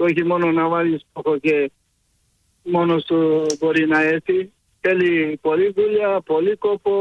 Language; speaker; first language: Greek; early bilingual, heritage; Greek